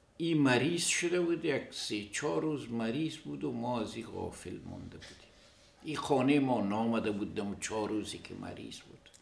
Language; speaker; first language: Persian; native; Persian